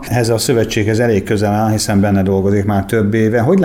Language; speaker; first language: Hungarian; native; Hungarian